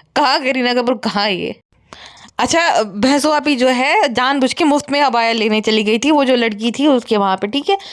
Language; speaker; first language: Hindi; non-native, local second language; Gujarati